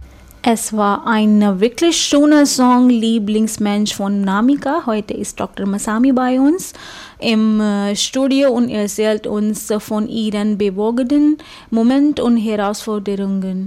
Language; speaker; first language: German; non-native, fluent; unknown